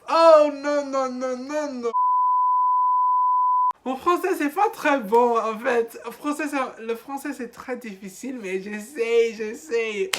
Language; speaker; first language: French; non-native, learner; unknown